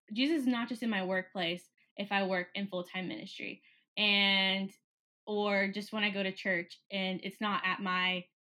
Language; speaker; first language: English; native; English